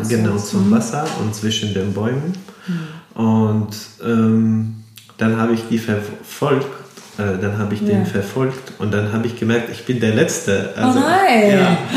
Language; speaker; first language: German; non-native, fluent; Arabic